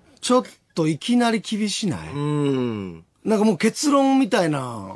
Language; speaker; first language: Japanese; native; Japanese